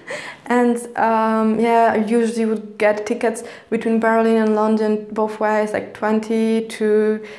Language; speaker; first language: English; non-native, fluent; Polish